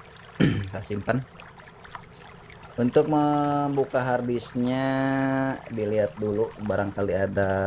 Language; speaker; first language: Indonesian; non-native, local second language; Sundanese